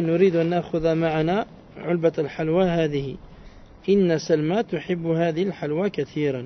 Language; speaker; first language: Arabic; non-native, fluent; French